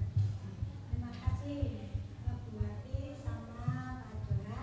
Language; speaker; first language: Indonesian; native; Indonesian